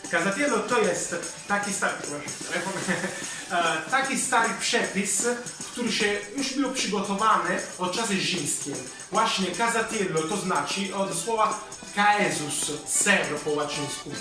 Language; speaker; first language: Polish; non-native, learner; Italian